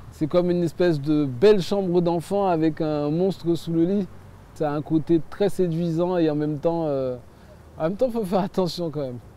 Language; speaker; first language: French; early bilingual, other home language; Haitian Creole